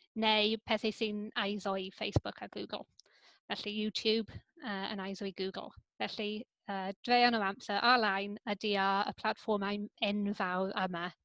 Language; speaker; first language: Welsh; non-native, local second language; English